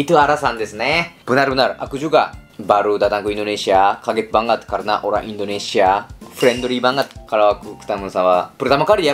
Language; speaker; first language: Indonesian; non-native, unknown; Japanese